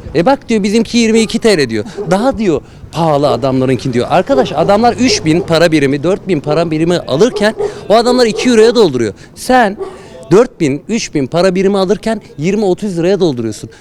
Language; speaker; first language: Turkish; native; Turkish